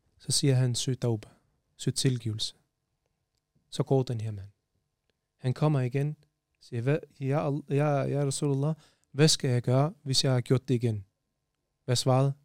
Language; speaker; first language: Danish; early bilingual, other home language; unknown